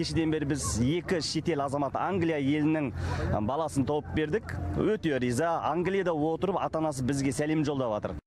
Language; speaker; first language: Kazakh; native; Kazakh